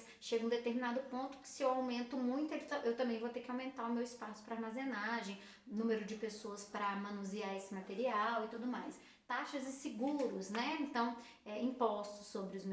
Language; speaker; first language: Portuguese; native; Portuguese